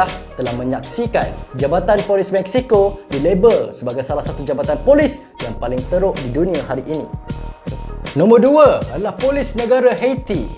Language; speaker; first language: Malay; native; Malay